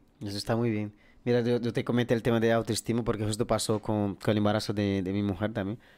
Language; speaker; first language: Spanish; non-native, fluent; Portuguese